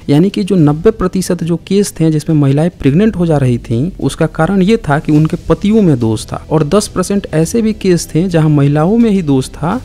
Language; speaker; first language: Hindi; native; Hindi